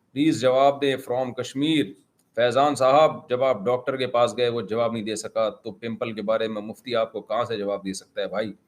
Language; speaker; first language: Urdu; native; Urdu